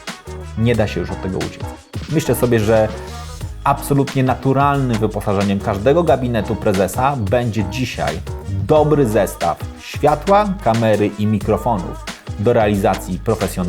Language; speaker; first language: Polish; native; Polish